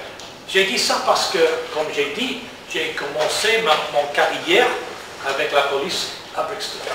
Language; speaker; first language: French; non-native, learner; English